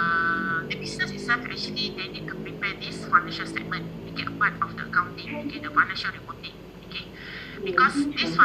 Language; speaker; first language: English; non-native, local second language; Malay